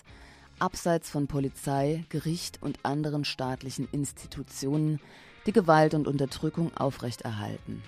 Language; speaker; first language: German; native; German